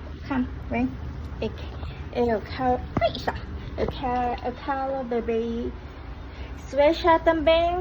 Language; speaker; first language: Portuguese; non-native, learner; Thai